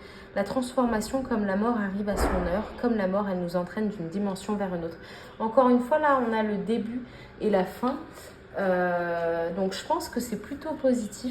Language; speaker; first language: French; native; French